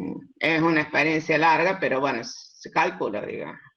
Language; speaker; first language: Spanish; native; Spanish